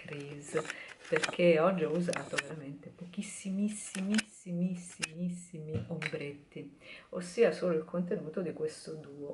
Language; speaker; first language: Italian; native; Italian